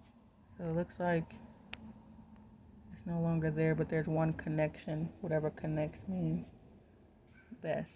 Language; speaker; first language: English; native; English